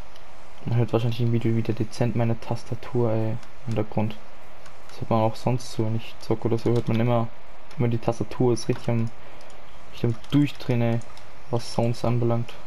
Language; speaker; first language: German; native; German